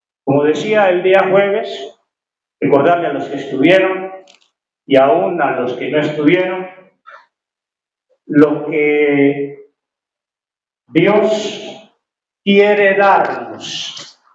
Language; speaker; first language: Spanish; native; Spanish